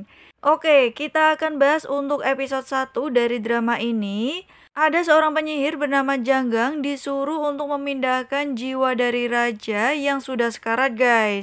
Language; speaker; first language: Indonesian; native; Indonesian